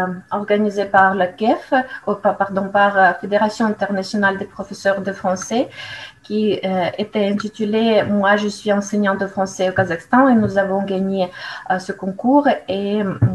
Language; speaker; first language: French; non-native, fluent; Russian